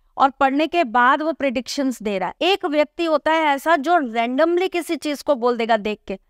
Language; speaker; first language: Hindi; native; Hindi